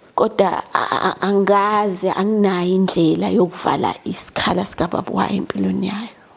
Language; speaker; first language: Zulu; native; Zulu